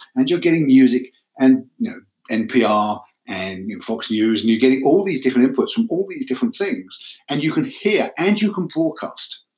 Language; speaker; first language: English; native; English